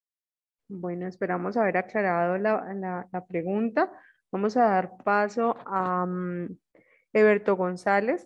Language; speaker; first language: Spanish; native; Spanish